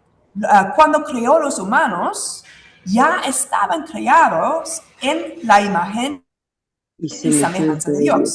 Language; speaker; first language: Spanish; non-native, fluent; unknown